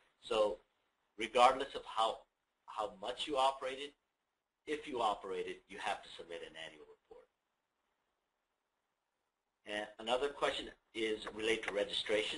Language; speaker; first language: English; native; English